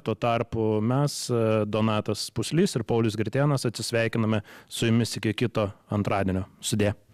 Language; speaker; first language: Lithuanian; native; Lithuanian